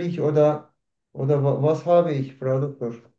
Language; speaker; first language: German; non-native, learner; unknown